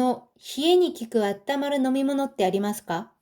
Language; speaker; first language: Japanese; non-native, fluent; Korean